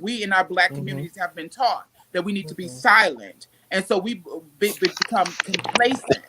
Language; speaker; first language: English; native; English